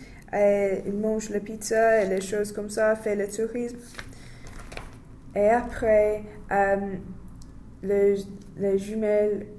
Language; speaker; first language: French; non-native, learner; English